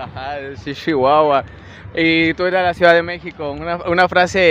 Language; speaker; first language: Spanish; native; Spanish